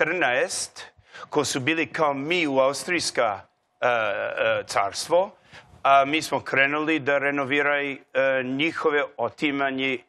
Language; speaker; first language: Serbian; non-native, learner; English